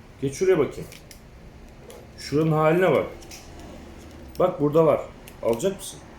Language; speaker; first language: Turkish; native; Turkish